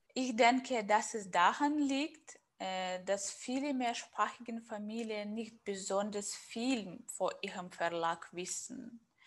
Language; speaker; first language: German; non-native, fluent; Russian